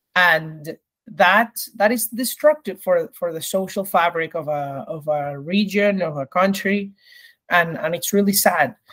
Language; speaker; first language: English; early bilingual, other home language; Spanish